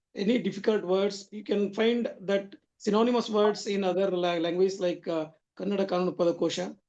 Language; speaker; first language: English; non-native, local second language; Kannada